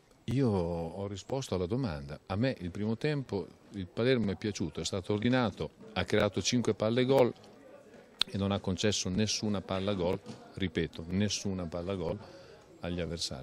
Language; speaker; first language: Italian; native; Italian